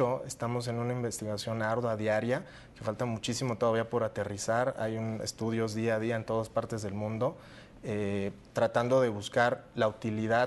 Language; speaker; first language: Spanish; native; Spanish